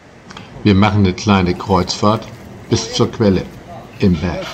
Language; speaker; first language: German; native; German